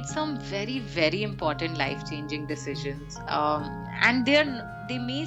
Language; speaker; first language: English; non-native, local second language; Hindi